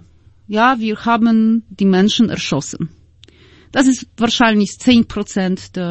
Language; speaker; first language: German; non-native, fluent; Polish